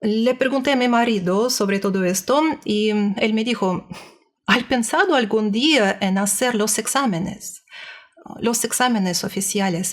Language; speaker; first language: Spanish; non-native, learner; Russian